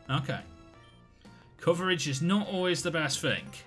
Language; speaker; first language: English; native; English